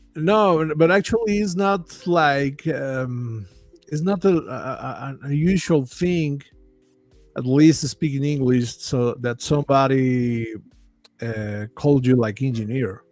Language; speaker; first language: English; non-native, fluent; Spanish